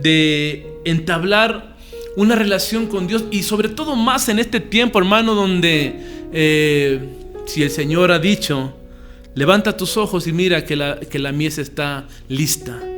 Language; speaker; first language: Spanish; native; Spanish